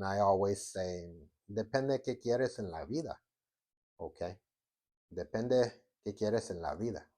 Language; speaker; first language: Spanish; non-native, learner; English